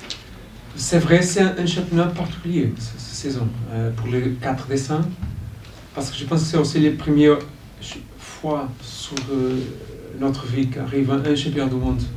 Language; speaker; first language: French; non-native, fluent; Portuguese